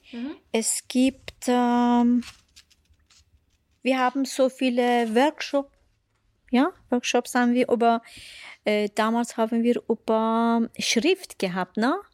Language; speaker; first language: German; non-native, fluent; Persian